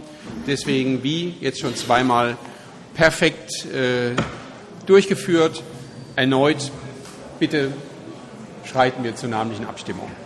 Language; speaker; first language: German; native; German